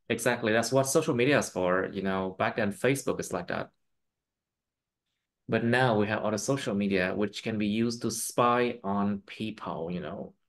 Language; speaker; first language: English; non-native, fluent; Vietnamese